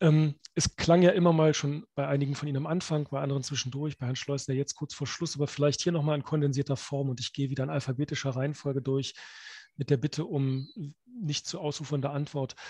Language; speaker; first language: German; native; German